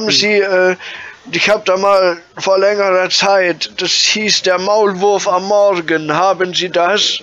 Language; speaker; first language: German; native; German